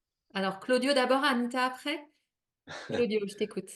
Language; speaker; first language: French; native; French